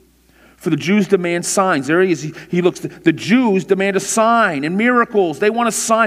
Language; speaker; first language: English; native; English